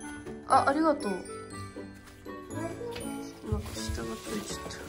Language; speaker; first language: Japanese; native; Japanese